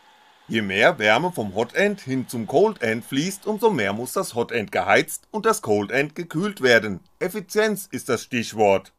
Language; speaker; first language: German; native; German